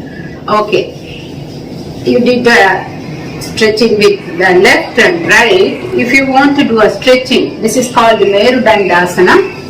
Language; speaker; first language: English; non-native, local second language; Tamil